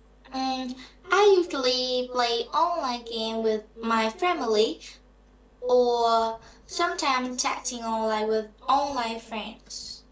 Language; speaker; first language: English; non-native, learner; Vietnamese